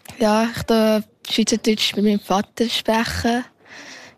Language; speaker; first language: German; early bilingual, heritage; German